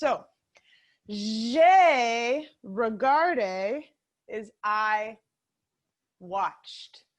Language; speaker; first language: French; non-native, fluent; English